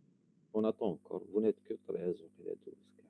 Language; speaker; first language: French; non-native, local second language; Arabic